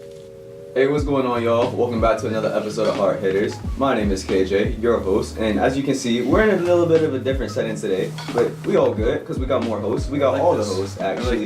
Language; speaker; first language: English; native; English